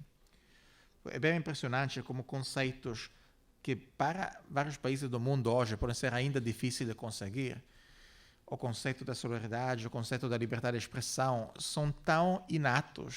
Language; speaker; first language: Portuguese; non-native, fluent; Italian